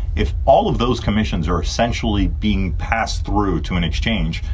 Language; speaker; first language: English; early bilingual, other home language; Turkish